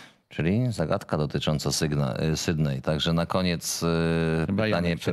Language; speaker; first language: Polish; native; Polish